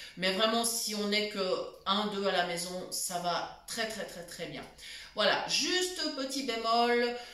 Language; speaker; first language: French; native; French